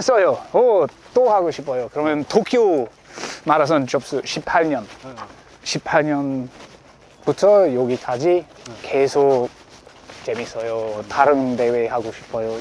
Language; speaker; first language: Korean; non-native, learner; English